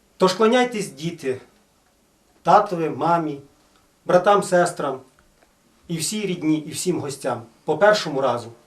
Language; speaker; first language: Ukrainian; native; Ukrainian